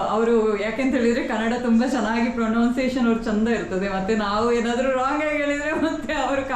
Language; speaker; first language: Kannada; non-native, local second language; Kodava